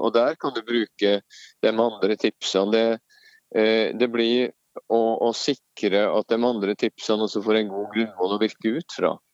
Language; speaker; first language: Norwegian; native; Norwegian